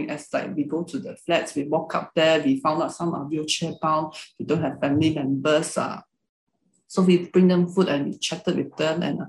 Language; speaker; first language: English; non-native, local second language; Hakka Chinese